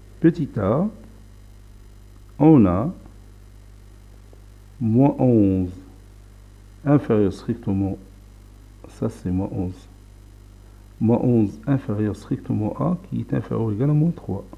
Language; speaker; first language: French; non-native, local second language; Arabic